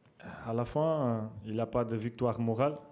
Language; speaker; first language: French; non-native, fluent; Portuguese